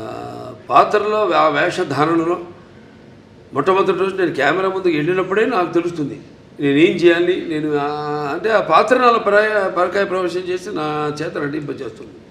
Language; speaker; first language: Telugu; native; Telugu